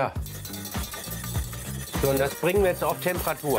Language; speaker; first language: German; native; German